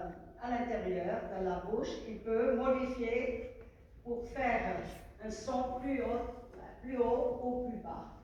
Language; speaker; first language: French; non-native, fluent; Vietnamese